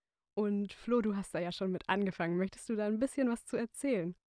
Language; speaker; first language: German; native; German